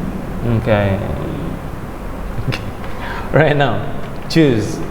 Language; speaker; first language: English; non-native, fluent; Indonesian